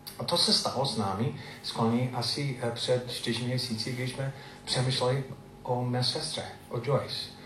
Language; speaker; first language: Czech; non-native, fluent; English